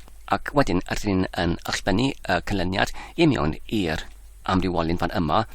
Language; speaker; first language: Welsh; non-native, fluent; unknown